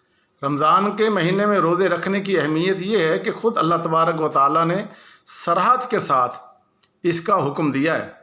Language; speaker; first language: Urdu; non-native, local second language; Punjabi